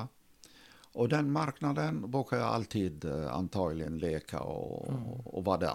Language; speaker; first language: Swedish; non-native, fluent; Arabic